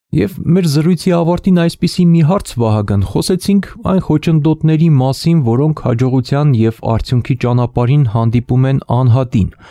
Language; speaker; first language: Armenian; native; Armenian